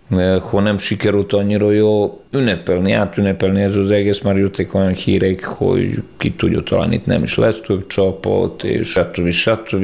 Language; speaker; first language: Hungarian; non-native, learner; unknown